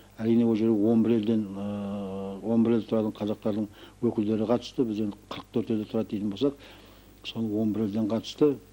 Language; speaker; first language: Kazakh; early bilingual, heritage; Kazakh